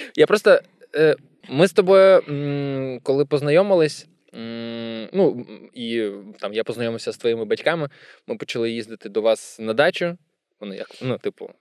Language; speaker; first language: Ukrainian; non-native, local second language; Russian